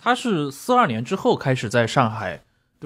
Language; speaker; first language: Chinese; native; Chinese